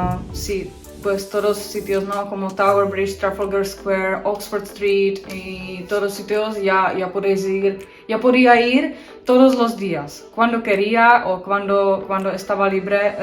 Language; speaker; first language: Spanish; non-native, fluent; Czech